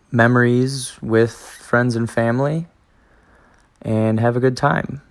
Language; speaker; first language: English; native; English